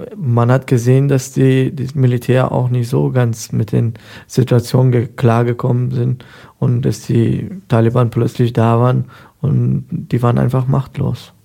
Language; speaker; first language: German; non-native, fluent; Persian